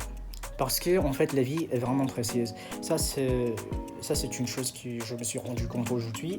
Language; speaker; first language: French; non-native, fluent; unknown